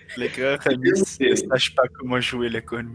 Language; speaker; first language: French; non-native, learner; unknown